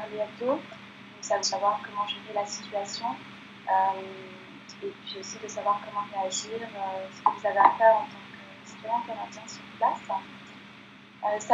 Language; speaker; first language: French; native; French